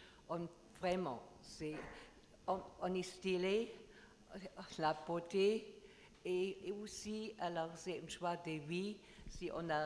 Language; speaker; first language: French; non-native, learner; German